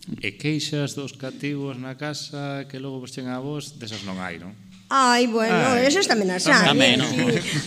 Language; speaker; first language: Galician; non-native, local second language; Spanish